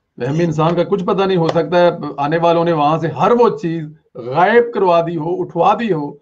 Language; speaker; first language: Urdu; non-native, local second language; Punjabi